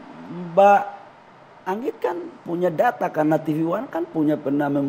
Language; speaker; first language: Indonesian; native; Indonesian